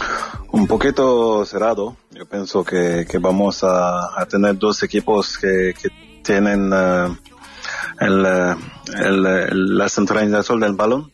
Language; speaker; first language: Spanish; non-native, fluent; French